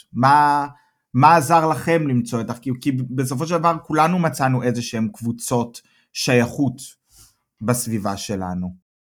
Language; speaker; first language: Hebrew; native; Hebrew